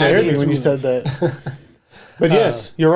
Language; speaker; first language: English; native; English